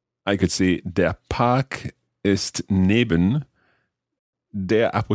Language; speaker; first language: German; non-native, learner; English